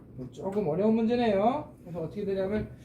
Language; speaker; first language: Korean; native; Korean